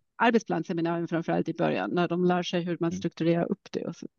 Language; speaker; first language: Swedish; non-native, fluent; German